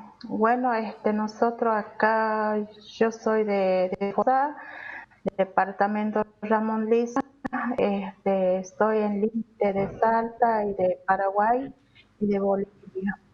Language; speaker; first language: Spanish; non-native, local second language; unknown